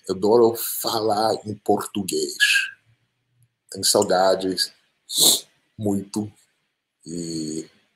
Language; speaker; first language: Portuguese; non-native, fluent; English